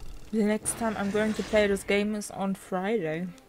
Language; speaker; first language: English; non-native, fluent; German